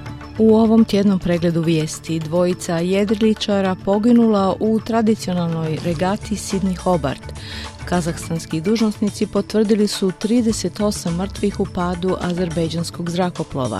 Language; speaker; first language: Croatian; native; Croatian